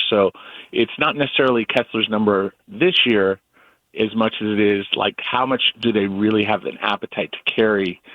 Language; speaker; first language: English; native; English